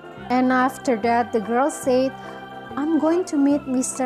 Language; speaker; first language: English; non-native, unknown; Indonesian